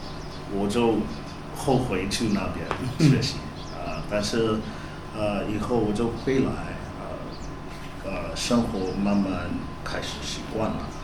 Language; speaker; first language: Chinese; non-native, fluent; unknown